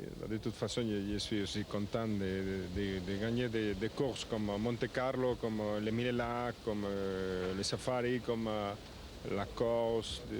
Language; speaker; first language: French; non-native, learner; Spanish